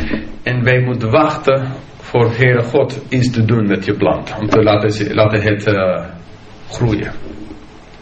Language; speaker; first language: Dutch; non-native, fluent; English